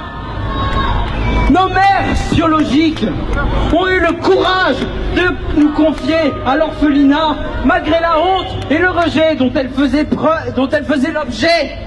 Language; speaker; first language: French; native; French